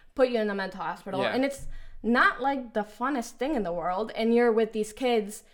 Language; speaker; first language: English; early bilingual, other home language; Spanish